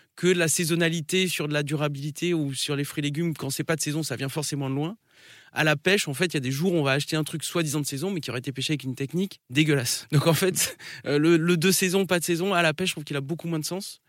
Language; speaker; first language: French; native; French